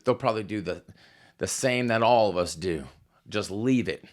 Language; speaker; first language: English; native; English